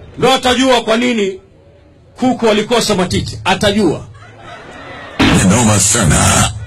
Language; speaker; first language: Swahili; non-native, local second language; Giryama